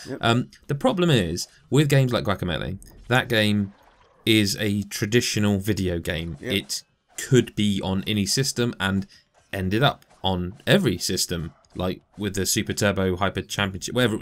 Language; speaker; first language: English; native; English